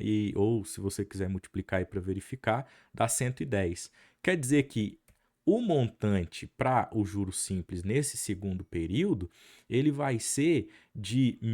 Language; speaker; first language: Portuguese; native; Portuguese